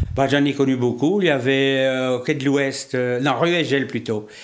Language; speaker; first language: French; native; French